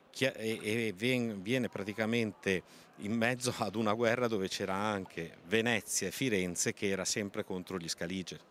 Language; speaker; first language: Italian; native; Italian